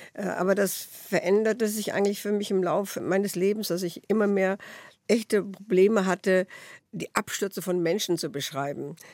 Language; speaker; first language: German; native; German